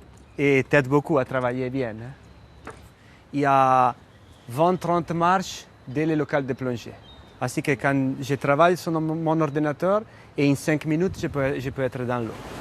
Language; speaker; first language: French; non-native, fluent; Italian